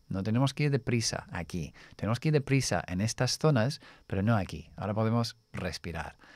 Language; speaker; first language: Spanish; non-native, fluent; English